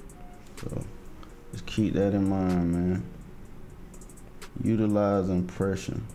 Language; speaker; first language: English; native; English